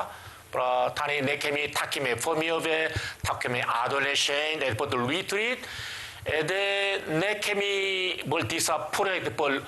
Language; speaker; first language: Albanian; non-native, learner; Korean